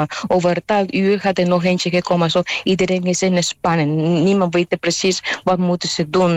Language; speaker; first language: Dutch; non-native, fluent; Spanish